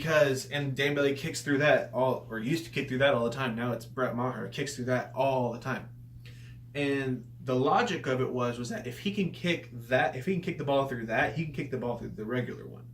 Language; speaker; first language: English; native; English